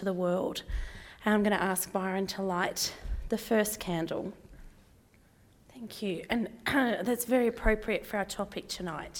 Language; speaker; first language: English; native; English